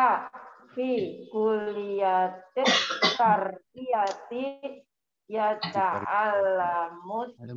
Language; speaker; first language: Arabic; non-native, learner; Indonesian